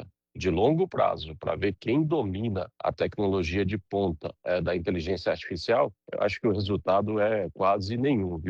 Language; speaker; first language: Portuguese; native; Portuguese